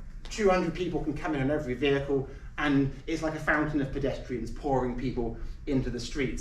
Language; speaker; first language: English; native; English